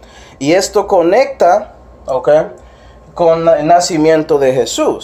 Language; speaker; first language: Spanish; non-native, fluent; English